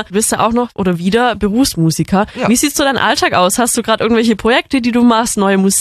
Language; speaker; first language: German; native; German